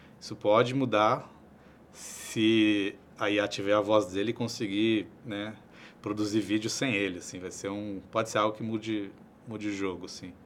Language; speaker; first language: Portuguese; native; Portuguese